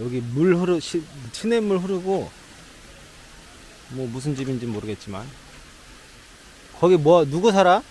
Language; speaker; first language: Korean; native; Korean